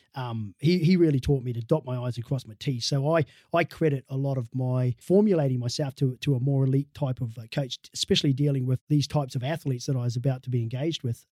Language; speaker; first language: English; native; English